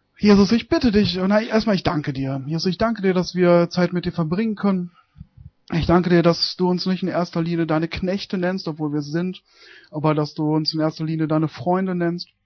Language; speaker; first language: German; native; German